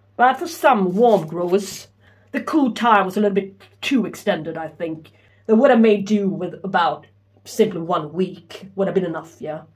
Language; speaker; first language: English; non-native, fluent; Swedish